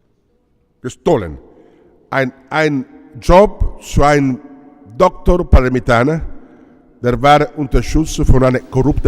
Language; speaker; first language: German; non-native, learner; Italian